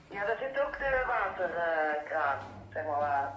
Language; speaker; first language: Dutch; native; Dutch